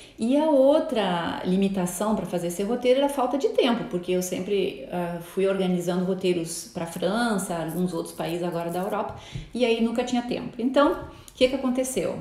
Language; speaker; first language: Portuguese; non-native, fluent; French